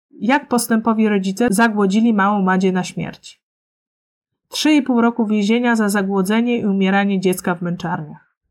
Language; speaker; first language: Polish; native; Polish